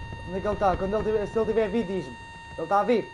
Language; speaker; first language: Portuguese; native; Portuguese